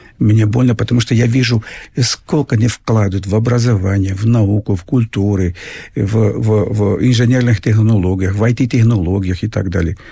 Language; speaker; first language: Russian; non-native, fluent; Portuguese